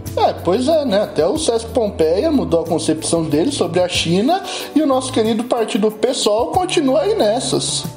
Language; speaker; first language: Portuguese; native; Portuguese